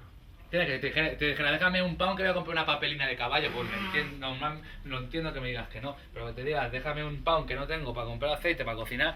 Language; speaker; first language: Spanish; native; Spanish